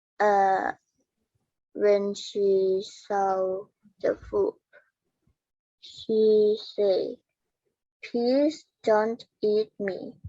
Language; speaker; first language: English; non-native, learner; Thai